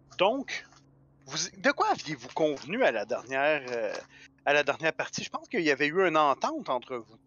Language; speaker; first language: French; native; French